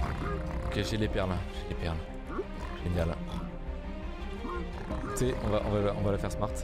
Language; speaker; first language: French; native; French